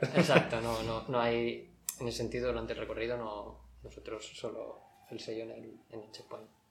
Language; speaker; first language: Spanish; native; Spanish